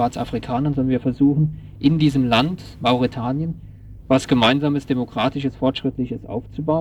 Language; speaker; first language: German; native; German